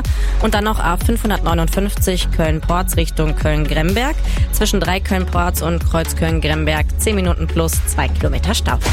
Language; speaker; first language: German; native; German